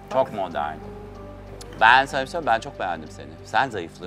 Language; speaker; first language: Turkish; native; Turkish